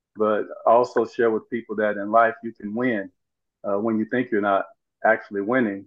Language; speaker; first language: English; native; English